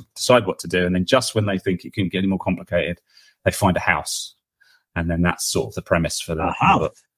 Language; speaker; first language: English; native; English